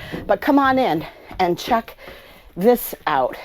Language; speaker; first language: English; native; English